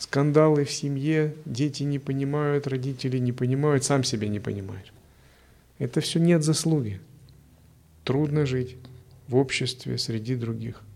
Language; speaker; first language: Russian; native; Russian